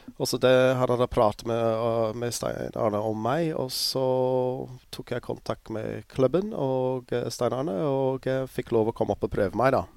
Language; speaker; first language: Norwegian; non-native, fluent; English